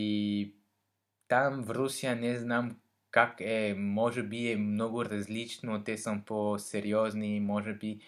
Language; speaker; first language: Bulgarian; non-native, learner; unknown